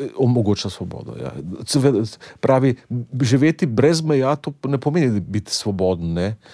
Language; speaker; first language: Slovenian; native; Slovenian